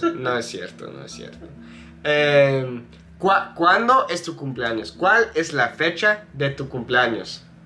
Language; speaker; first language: Spanish; non-native, fluent; English